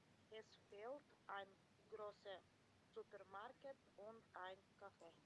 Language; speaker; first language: German; non-native, learner; Macedonian